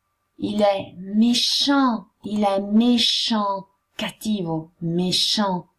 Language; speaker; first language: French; non-native, fluent; Italian